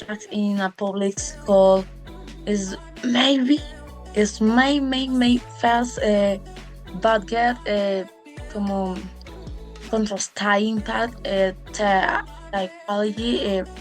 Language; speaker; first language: English; non-native, learner; Spanish